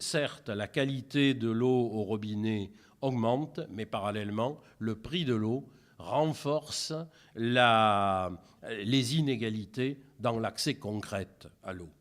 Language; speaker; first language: French; native; French